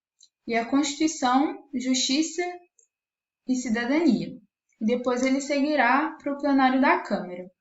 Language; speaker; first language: Portuguese; native; Portuguese